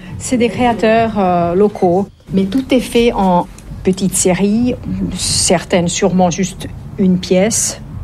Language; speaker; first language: French; non-native, fluent; Finnish